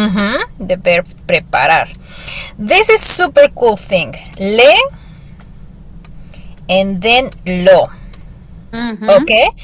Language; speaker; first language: English; non-native, fluent; Spanish